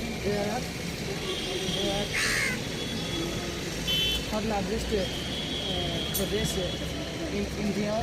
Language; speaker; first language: English; non-native, learner; Hindi